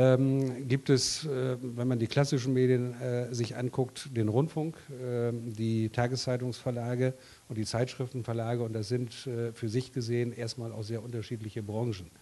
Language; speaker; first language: German; native; German